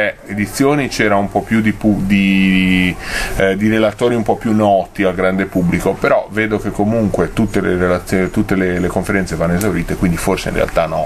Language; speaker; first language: Italian; native; Italian